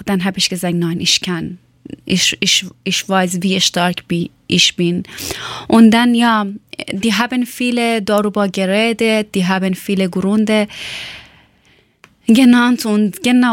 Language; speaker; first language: German; non-native, learner; Persian